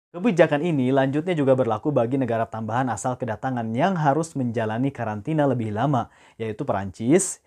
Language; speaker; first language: Indonesian; native; Indonesian